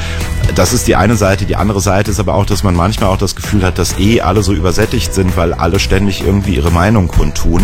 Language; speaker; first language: German; native; German